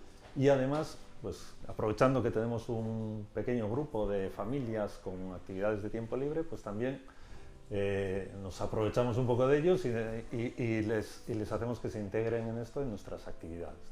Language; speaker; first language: Spanish; native; Spanish